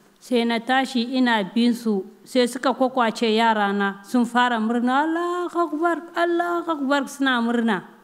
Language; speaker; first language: Hausa; non-native, local second language; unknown